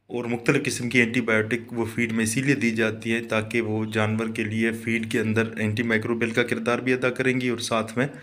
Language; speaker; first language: Urdu; non-native, local second language; Sindhi